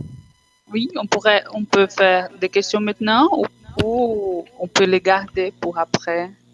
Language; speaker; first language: French; non-native, fluent; Portuguese